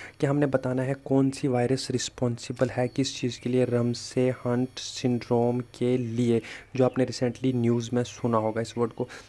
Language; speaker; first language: Hindi; non-native, local second language; Kashmiri